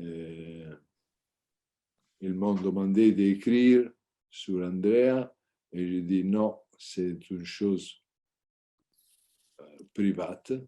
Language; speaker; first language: French; non-native, learner; Italian